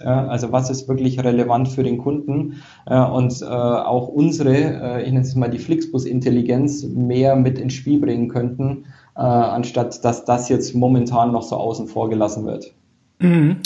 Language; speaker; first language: German; native; German